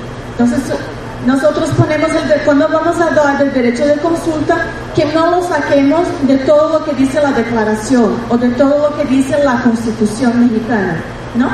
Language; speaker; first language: Spanish; non-native, fluent; Portuguese